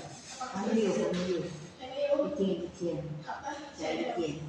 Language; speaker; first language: Chinese; non-native, learner; Indonesian